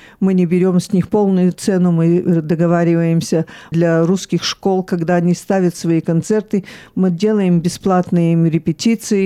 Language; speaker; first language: Russian; early bilingual, heritage; Russian